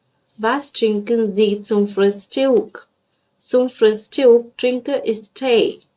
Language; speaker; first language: German; non-native, fluent; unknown